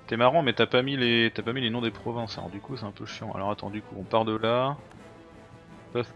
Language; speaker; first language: French; native; French